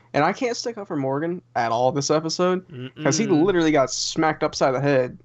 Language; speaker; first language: English; native; English